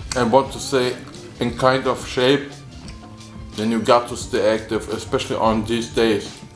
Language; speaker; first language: English; non-native, fluent; German